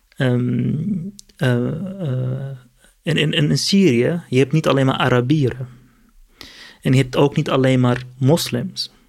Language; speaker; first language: Dutch; non-native, fluent; Kurdish